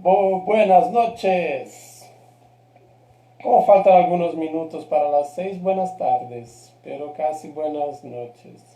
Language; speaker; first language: Spanish; non-native, fluent; Portuguese